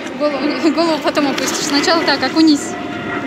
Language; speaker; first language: Russian; native; Russian